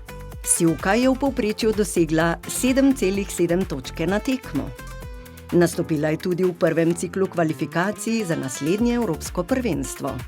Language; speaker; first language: Slovenian; native; Slovenian